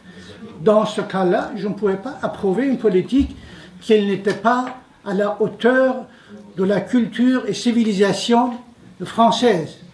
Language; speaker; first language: French; non-native, fluent; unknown